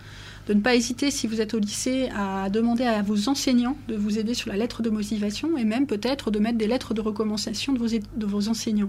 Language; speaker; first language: French; native; French